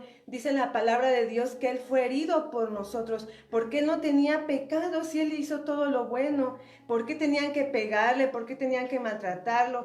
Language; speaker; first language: Spanish; native; Spanish